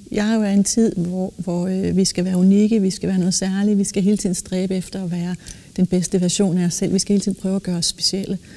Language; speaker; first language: Danish; native; Danish